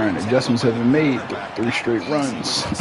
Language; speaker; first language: English; native; English